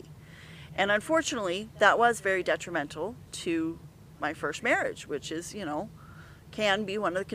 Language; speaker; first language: English; native; English